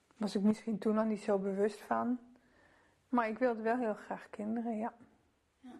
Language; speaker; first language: Dutch; native; Dutch